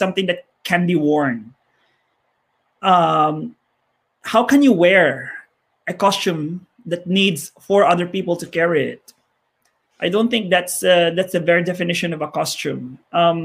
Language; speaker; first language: English; non-native, local second language; Hiligaynon